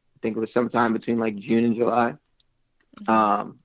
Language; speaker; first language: English; native; English